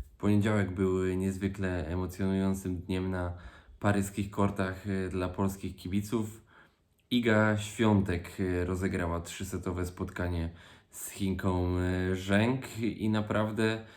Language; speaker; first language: Polish; native; Polish